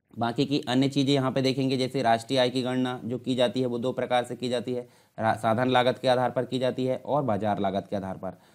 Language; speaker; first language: Hindi; native; Hindi